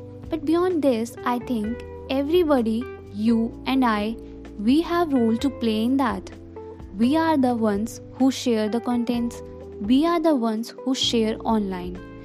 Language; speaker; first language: English; non-native, local second language; Hindi